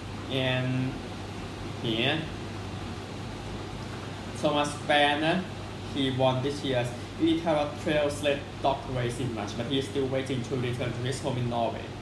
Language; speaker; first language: English; non-native, fluent; Thai